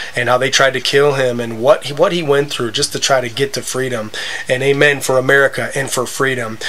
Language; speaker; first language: English; native; English